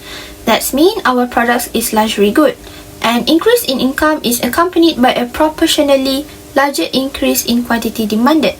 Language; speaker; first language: English; non-native, local second language; Malay